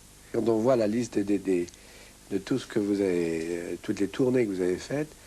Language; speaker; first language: French; native; French